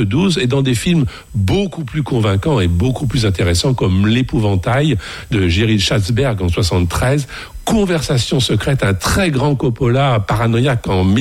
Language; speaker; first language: French; native; French